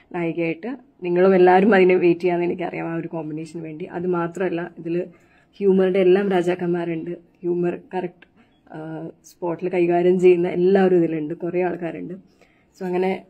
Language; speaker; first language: Malayalam; non-native, local second language; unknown